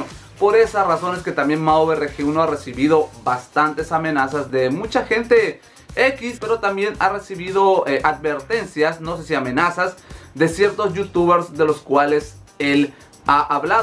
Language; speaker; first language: Spanish; native; Spanish